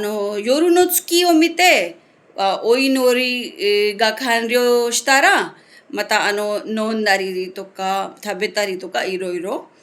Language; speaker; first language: Japanese; non-native, fluent; Hindi